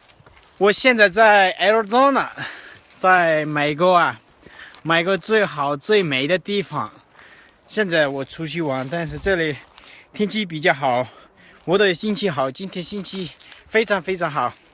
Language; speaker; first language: Chinese; non-native, learner; Tibetan